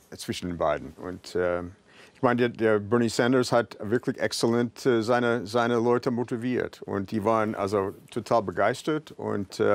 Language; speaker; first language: German; non-native, fluent; English